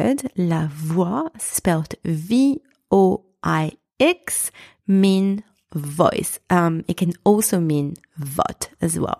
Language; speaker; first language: English; non-native, fluent; French